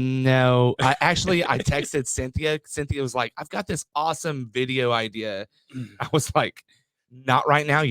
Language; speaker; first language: English; native; English